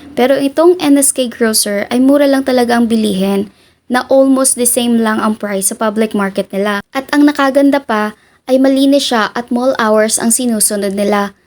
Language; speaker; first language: Filipino; non-native, local second language; Cebuano